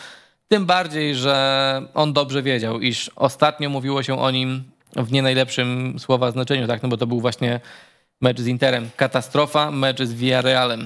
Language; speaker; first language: Polish; native; Polish